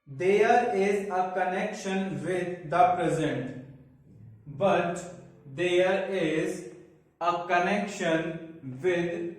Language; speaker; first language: English; non-native, local second language; Hindi